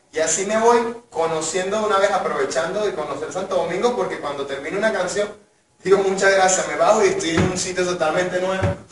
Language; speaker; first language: Spanish; native; Spanish